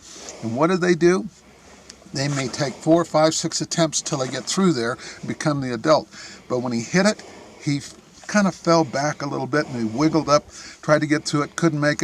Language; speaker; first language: English; native; English